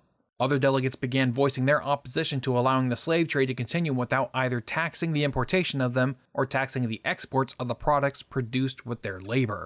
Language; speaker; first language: English; native; English